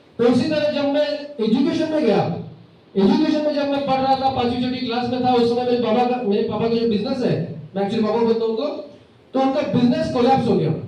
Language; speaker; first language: Hindi; native; Hindi